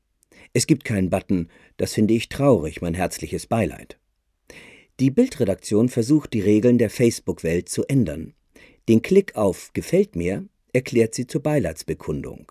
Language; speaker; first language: German; native; German